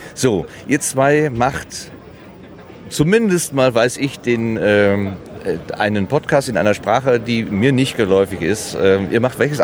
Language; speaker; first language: German; native; German